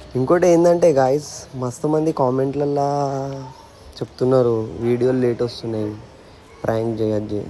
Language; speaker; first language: Telugu; non-native, local second language; Urdu